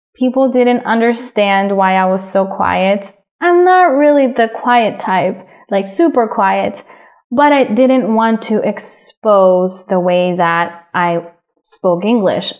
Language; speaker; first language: English; early bilingual, other home language; Spanish